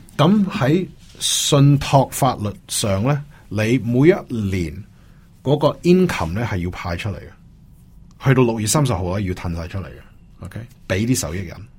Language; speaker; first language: Cantonese; early bilingual, heritage; Cantonese